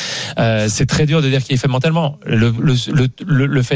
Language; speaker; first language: French; native; French